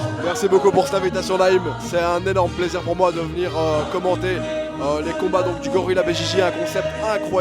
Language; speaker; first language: French; native; French